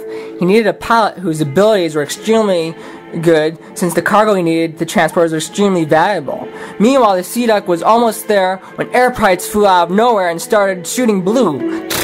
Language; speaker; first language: English; native; English